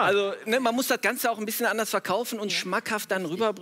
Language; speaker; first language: German; native; German